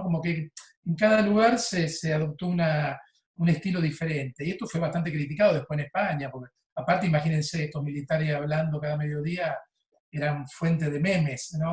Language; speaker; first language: Spanish; native; Spanish